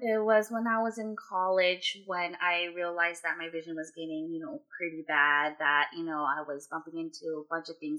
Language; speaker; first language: English; native; English